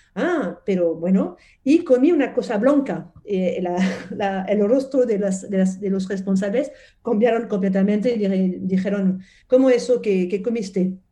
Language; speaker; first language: Spanish; non-native, fluent; French